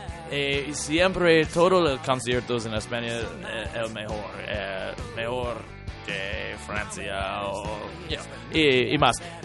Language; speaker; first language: Spanish; non-native, learner; English